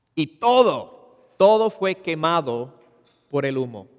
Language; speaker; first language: Spanish; non-native, fluent; English